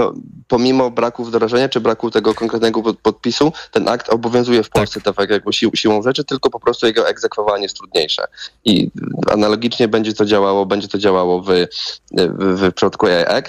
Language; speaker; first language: Polish; native; Polish